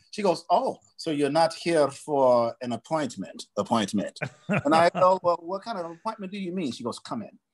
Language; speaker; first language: English; native; English